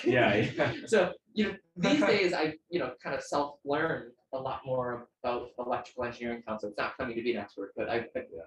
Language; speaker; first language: English; native; English